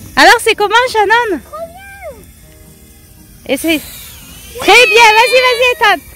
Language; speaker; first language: French; native; French